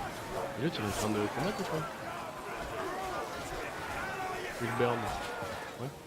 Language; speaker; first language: French; native; French